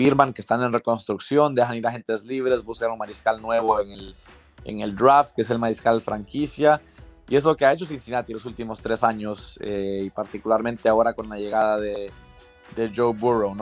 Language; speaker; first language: Spanish; native; Spanish